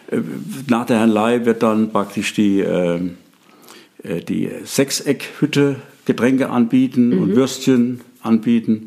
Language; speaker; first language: German; native; German